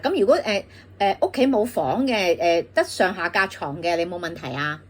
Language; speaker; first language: Cantonese; native; Cantonese